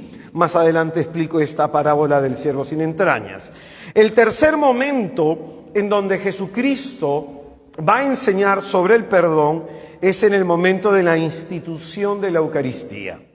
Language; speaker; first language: Spanish; native; Spanish